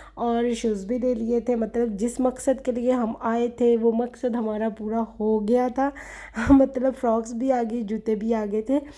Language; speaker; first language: Urdu; native; Urdu